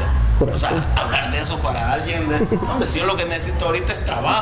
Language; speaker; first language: Spanish; native; Spanish